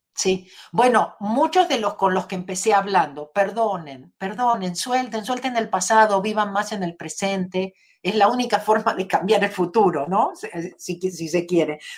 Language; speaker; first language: Spanish; native; Spanish